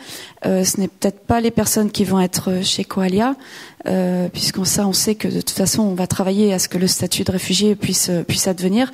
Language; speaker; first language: French; native; French